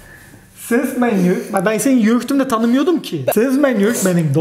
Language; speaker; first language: Dutch; early bilingual, other home language; Turkish